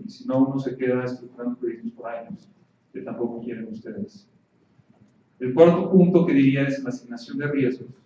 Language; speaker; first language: Spanish; native; Spanish